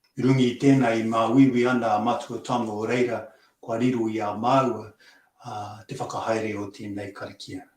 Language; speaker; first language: Māori; native; Māori